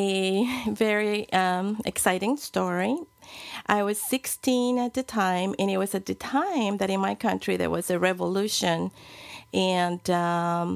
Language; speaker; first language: English; non-native, fluent; Spanish